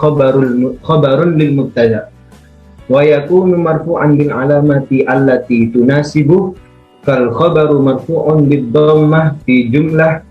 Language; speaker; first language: Arabic; non-native, learner; Indonesian